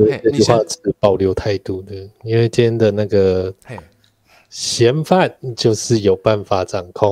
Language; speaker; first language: Chinese; native; Chinese